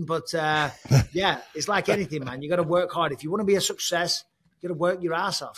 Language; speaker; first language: English; native; English